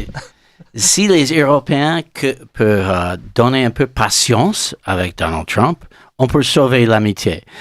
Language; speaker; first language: French; non-native, learner; English